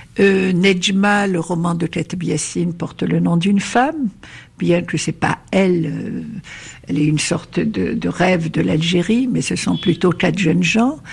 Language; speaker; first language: French; non-native, local second language; Arabic